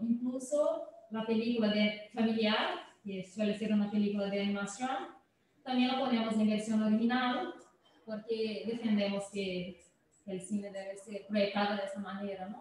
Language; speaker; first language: Spanish; non-native, fluent; Portuguese